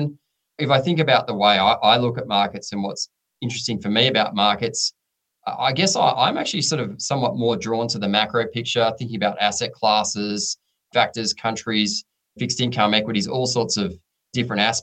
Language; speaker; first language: English; native; English